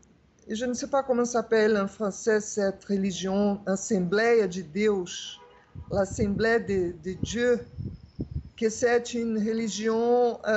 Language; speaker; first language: French; non-native, fluent; Portuguese